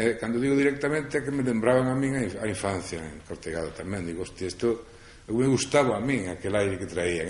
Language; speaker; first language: Galician; non-native, local second language; Spanish